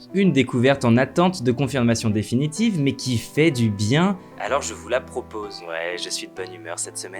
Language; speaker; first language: French; native; French